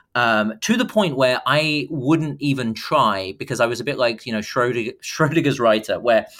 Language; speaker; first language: English; native; English